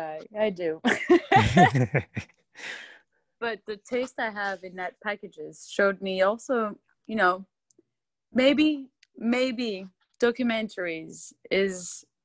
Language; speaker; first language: English; non-native, fluent; French